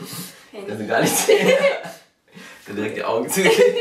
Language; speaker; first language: German; native; German